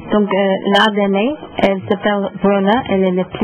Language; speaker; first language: French; non-native, learner; English